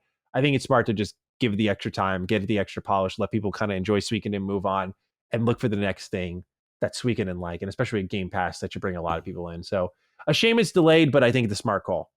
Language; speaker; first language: English; native; English